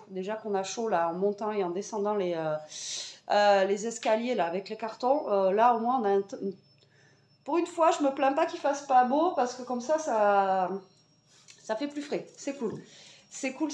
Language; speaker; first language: French; native; French